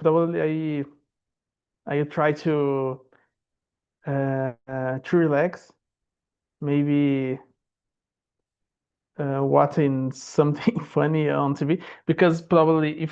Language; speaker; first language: English; non-native, learner; Portuguese